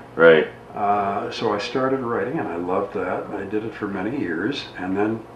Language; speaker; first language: English; native; English